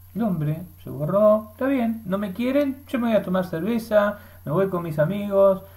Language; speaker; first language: Spanish; early bilingual, heritage; Spanish